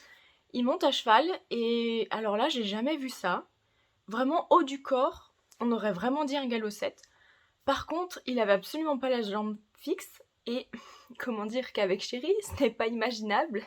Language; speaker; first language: French; native; French